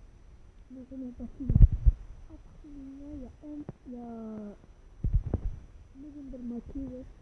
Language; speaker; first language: French; non-native, local second language; Arabic